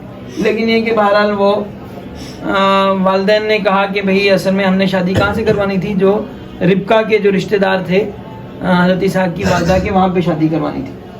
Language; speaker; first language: Urdu; native; Urdu